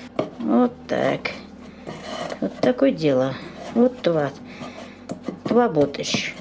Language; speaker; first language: Russian; non-native, local second language; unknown